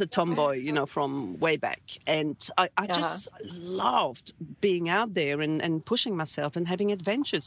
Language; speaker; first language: English; non-native, fluent; French